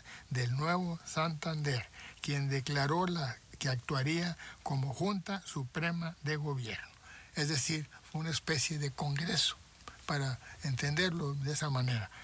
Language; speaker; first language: Spanish; native; Spanish